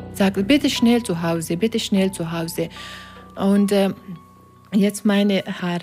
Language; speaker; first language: German; non-native, learner; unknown